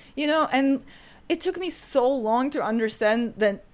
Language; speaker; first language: English; non-native, fluent; Ukrainian